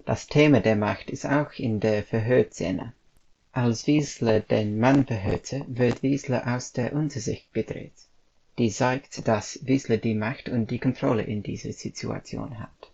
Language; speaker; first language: German; non-native, learner; English